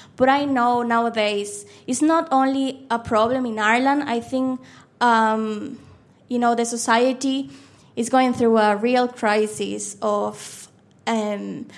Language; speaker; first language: English; non-native, fluent; Spanish